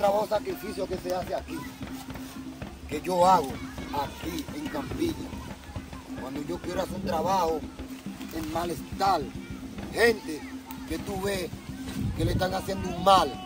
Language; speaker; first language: Spanish; non-native, local second language; Haitian Creole